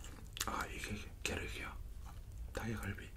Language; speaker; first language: Korean; native; Korean